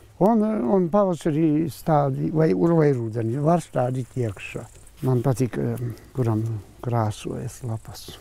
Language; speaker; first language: Latvian; non-native, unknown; Hungarian